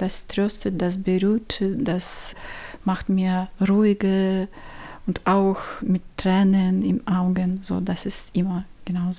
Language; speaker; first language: German; non-native, learner; Ukrainian